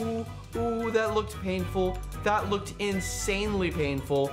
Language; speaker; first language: English; native; English